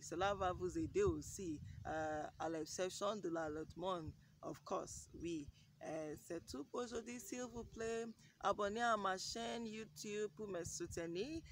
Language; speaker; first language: French; non-native, learner; English